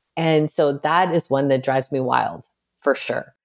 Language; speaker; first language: English; native; English